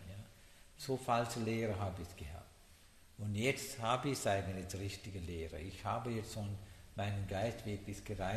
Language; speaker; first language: German; non-native, learner; Sinhala